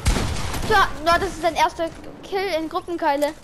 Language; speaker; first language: German; native; German